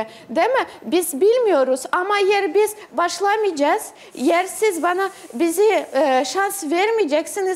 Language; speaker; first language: Turkish; non-native, learner; Russian